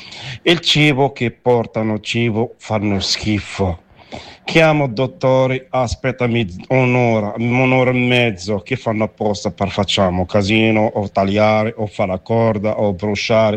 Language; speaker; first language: Italian; non-native, learner; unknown